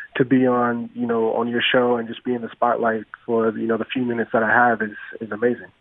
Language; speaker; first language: English; native; English